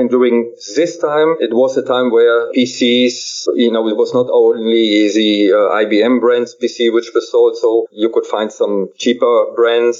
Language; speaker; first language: English; non-native, fluent; German